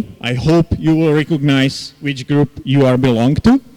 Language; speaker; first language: English; non-native, fluent; Czech